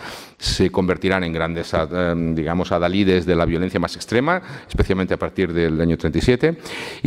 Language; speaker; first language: Spanish; native; Spanish